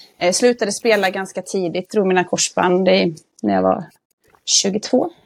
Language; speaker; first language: Swedish; native; Swedish